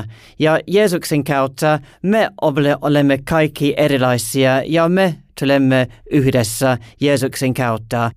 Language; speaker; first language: Finnish; non-native, learner; English